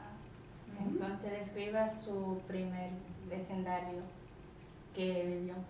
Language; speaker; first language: Spanish; non-native, learner; English